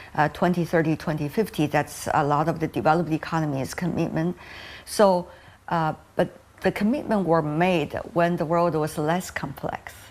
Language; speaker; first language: English; non-native, fluent; Chinese